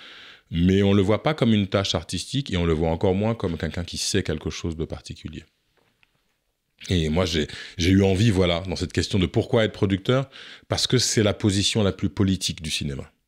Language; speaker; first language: French; native; French